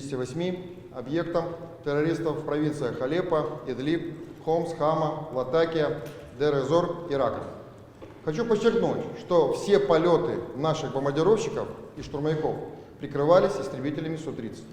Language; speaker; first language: Russian; native; Russian